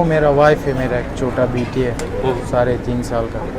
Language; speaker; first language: Hindi; non-native, learner; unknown